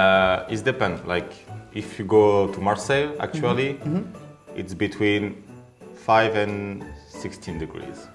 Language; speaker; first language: English; non-native, fluent; French